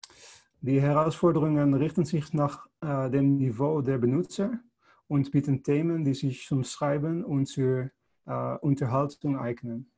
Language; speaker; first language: German; non-native, fluent; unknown